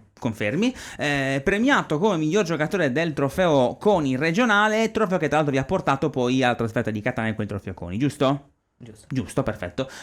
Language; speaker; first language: Italian; native; Italian